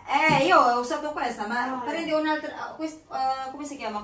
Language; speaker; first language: Italian; non-native, learner; Filipino